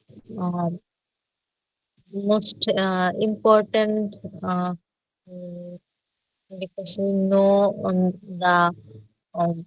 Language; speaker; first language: English; non-native, learner; Bangla